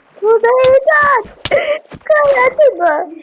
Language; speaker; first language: Russian; non-native, local second language; Ukrainian